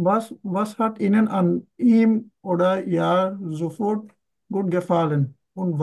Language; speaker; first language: German; non-native, learner; Bangla